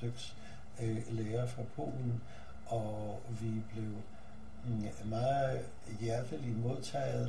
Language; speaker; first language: Danish; non-native, fluent; Polish